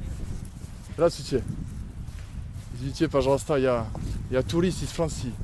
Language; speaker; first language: Russian; non-native, learner; French